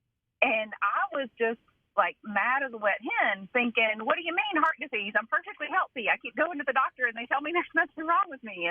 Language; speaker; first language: English; native; English